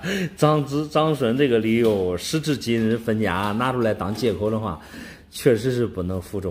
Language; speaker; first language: Chinese; native; Chinese